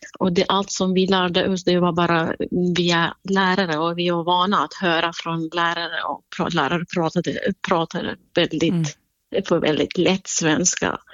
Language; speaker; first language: Swedish; non-native, fluent; Central Kurdish